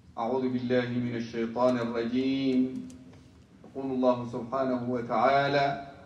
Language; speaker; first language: Arabic; non-native, local second language; Somali